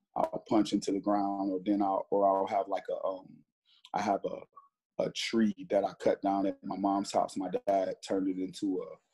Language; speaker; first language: English; native; English